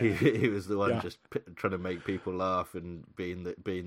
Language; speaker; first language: English; native; English